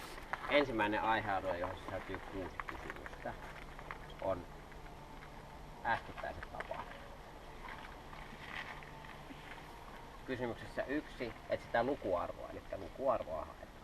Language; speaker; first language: Finnish; native; Finnish